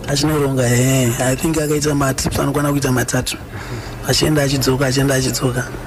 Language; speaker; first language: Shona; early bilingual, other home language; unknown